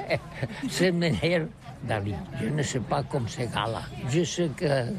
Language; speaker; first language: French; non-native, learner; Catalan